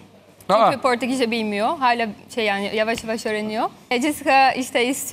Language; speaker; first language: Turkish; non-native, fluent; Portuguese